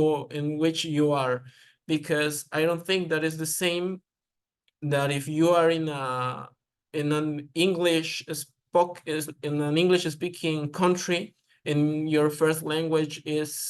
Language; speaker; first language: English; non-native, learner; Spanish